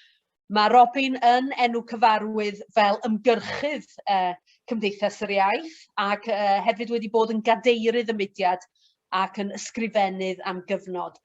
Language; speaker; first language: Welsh; native; Welsh